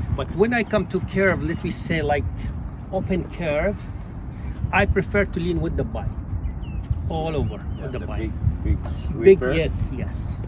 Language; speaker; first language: English; non-native, fluent; Arabic